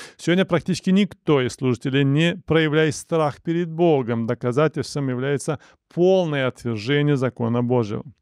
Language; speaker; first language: Russian; non-native, local second language; Romanian